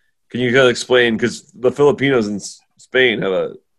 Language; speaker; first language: English; native; English